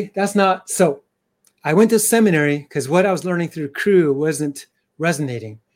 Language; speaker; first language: English; early bilingual, other home language; Chinese